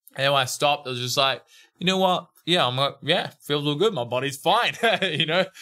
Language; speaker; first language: English; native; English